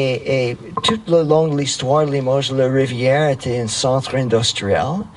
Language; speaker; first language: French; non-native, fluent; English